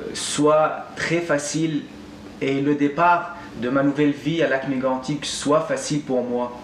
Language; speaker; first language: French; non-native, local second language; Arabic